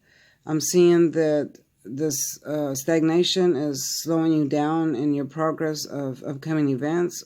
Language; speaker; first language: English; native; English